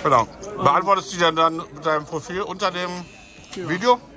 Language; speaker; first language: German; native; German